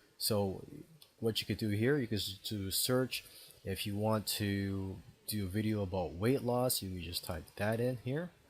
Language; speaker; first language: English; native; English